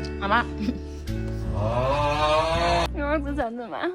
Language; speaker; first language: Chinese; native; Chinese